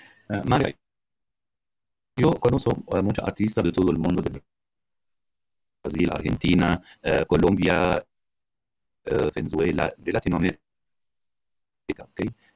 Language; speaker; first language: Portuguese; non-native, learner; Arabic